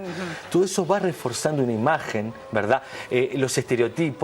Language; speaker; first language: Spanish; native; Spanish